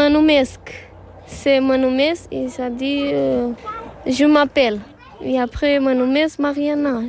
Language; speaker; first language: French; non-native, learner; Romanian